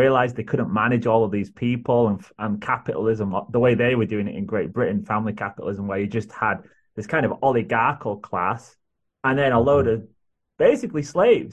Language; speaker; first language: English; native; English